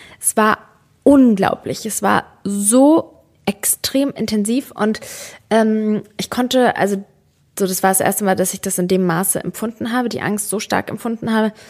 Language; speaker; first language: German; early bilingual, other home language; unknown